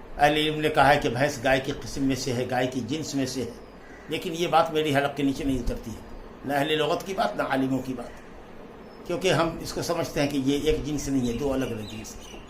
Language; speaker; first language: Urdu; native; Urdu